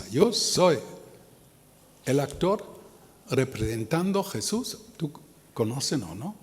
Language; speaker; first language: Spanish; non-native, learner; German